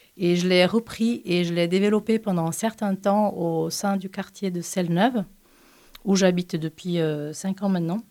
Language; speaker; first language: French; non-native, fluent; Portuguese